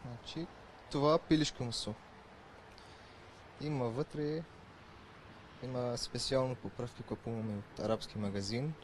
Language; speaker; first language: Bulgarian; non-native, learner; Arabic